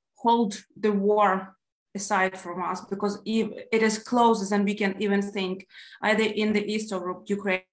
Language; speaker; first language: English; non-native, fluent; Ukrainian